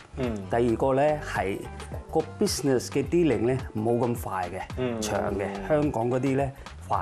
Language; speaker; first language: Cantonese; non-native, fluent; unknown